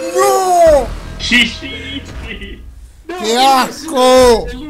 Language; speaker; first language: Spanish; native; Spanish